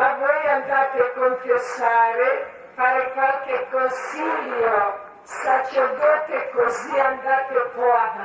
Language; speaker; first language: Italian; non-native, learner; Croatian